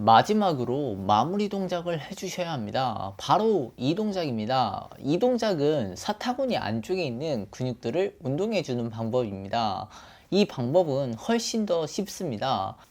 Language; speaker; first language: Korean; native; Korean